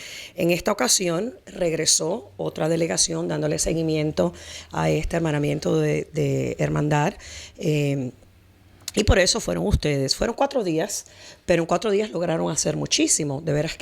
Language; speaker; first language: Spanish; native; Spanish